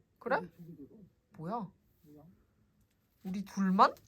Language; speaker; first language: Korean; native; Korean